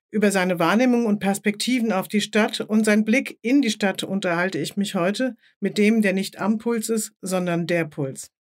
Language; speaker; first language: German; native; German